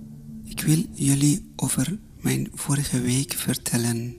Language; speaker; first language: Dutch; non-native, fluent; Persian